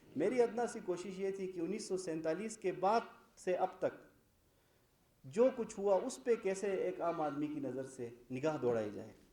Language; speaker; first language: Urdu; non-native, local second language; Shina